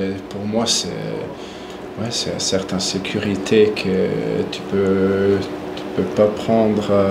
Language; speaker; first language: French; non-native, local second language; German